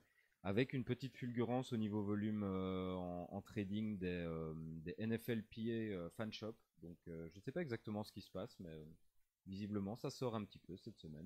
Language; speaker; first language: French; native; French